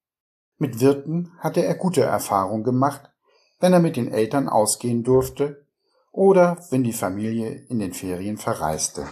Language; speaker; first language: German; native; German